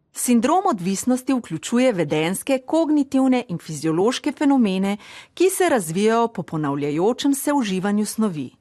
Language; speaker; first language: Slovenian; native; Slovenian